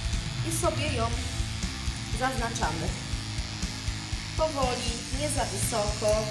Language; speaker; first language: Polish; native; Polish